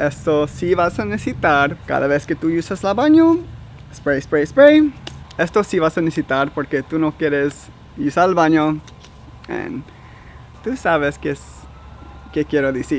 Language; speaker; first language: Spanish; early bilingual, heritage; Spanish